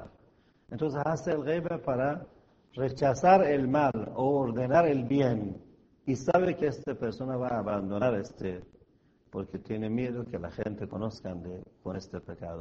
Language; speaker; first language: Spanish; non-native, fluent; Persian